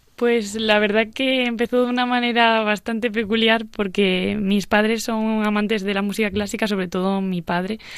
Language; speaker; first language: Spanish; native; Spanish